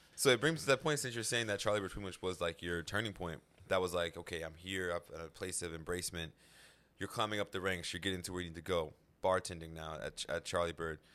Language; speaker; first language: English; native; English